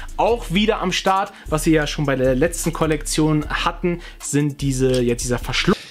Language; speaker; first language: German; early bilingual, other home language; Portuguese